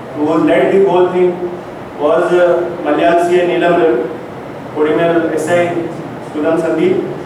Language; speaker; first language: English; non-native, local second language; Telugu